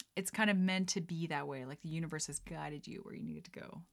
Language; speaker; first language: English; early bilingual, other home language; Dutch